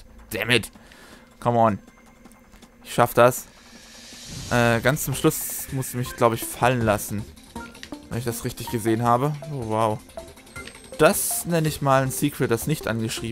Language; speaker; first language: German; native; German